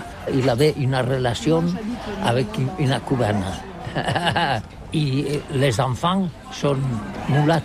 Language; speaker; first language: French; non-native, learner; Catalan